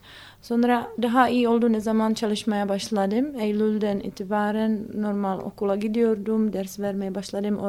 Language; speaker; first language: Turkish; non-native, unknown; Czech